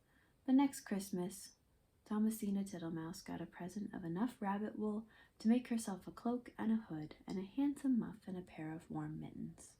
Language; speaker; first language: English; native; English